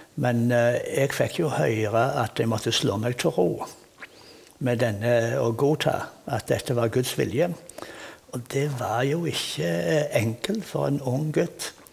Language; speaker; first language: Norwegian; native; Norwegian